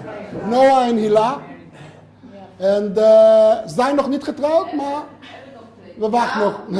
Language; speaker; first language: Dutch; non-native, learner; Hebrew